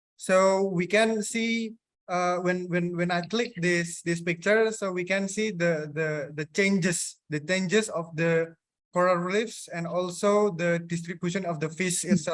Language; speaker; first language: English; non-native, fluent; Indonesian